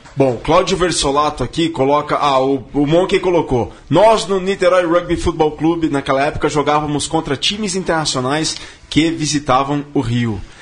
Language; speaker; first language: Portuguese; native; Portuguese